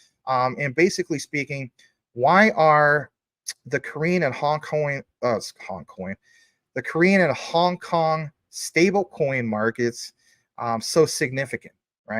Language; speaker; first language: English; native; English